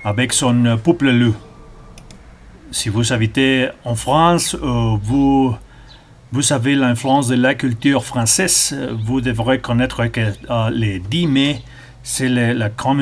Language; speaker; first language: French; non-native, learner; Spanish